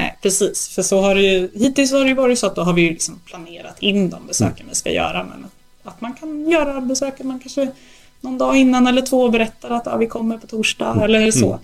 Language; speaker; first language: Swedish; native; Swedish